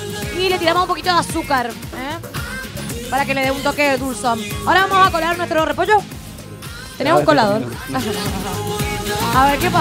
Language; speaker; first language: Spanish; native; Spanish